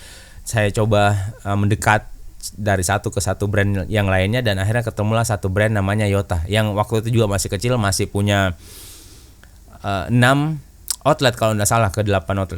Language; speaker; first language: Indonesian; native; Indonesian